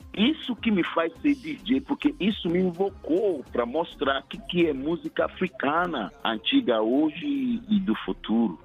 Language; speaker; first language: Portuguese; non-native, fluent; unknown